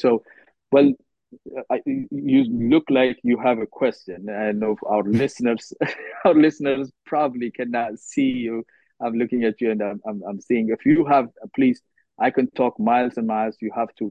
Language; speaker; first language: English; non-native, fluent; Oromo